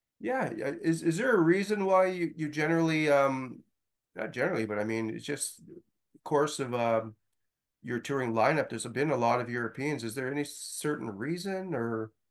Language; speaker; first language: English; native; English